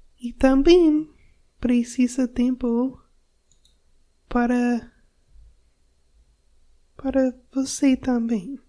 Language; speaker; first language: Portuguese; non-native, learner; English